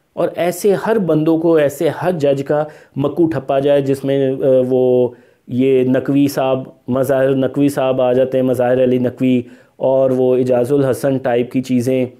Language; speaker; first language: Urdu; non-native, local second language; Punjabi